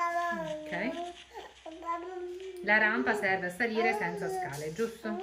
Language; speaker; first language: Italian; native; Italian